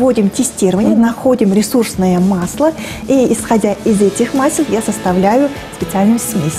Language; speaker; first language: Russian; native; Russian